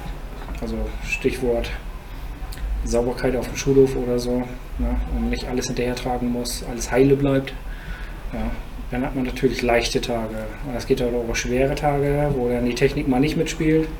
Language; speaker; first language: German; native; German